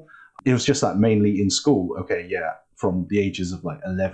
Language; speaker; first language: English; native; English